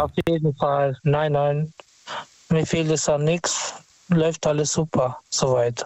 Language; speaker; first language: German; non-native, fluent; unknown